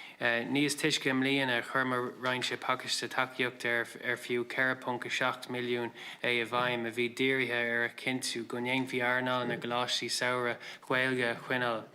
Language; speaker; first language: Irish; non-native, local second language; English